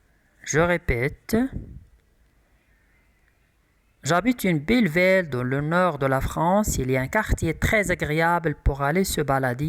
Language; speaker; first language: French; non-native, local second language; Arabic